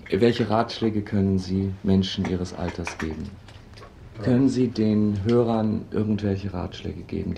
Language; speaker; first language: German; native; German